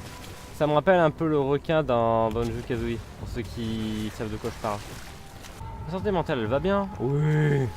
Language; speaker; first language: French; native; French